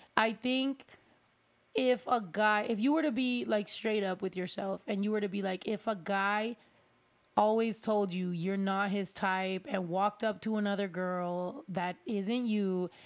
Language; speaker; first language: English; early bilingual, other home language; Spanish